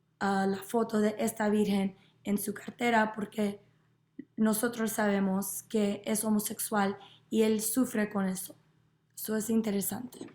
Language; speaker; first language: Spanish; non-native, learner; English